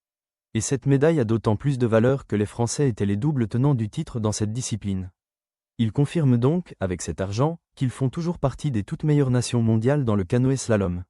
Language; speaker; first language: French; native; French